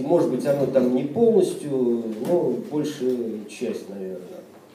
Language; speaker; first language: Russian; native; Russian